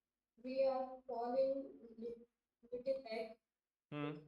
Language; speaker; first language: English; non-native, learner; Hindi